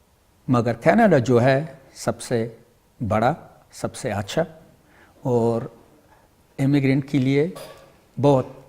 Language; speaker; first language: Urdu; non-native, learner; Pashto